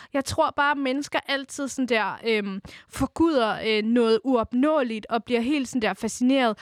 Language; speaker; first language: Danish; early bilingual, other home language; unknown